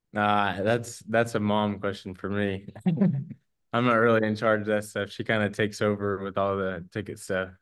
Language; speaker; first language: English; native; English